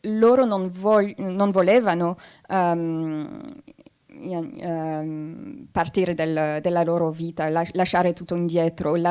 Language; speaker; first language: Italian; non-native, fluent; French